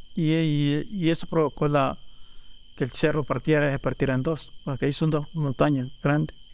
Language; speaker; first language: Spanish; native; Spanish